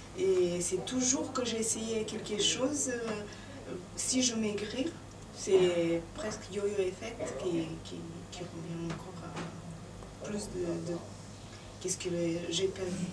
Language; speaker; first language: French; non-native, fluent; Serbian